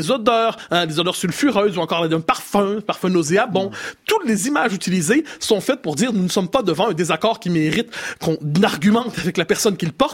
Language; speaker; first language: French; native; French